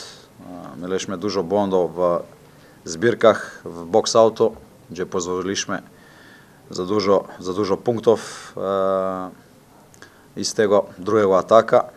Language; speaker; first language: Polish; non-native, fluent; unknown